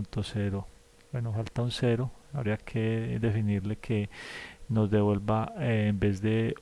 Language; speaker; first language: Spanish; native; Spanish